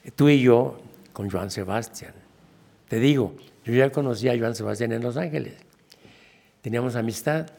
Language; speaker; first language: Spanish; native; Spanish